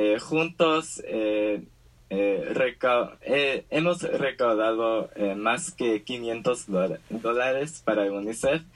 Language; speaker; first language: Spanish; early bilingual, heritage; Spanish